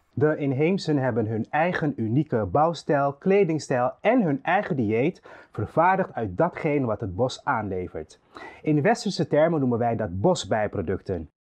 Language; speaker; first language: Dutch; native; Dutch